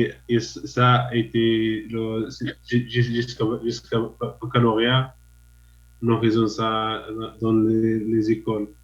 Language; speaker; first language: French; non-native, learner; Arabic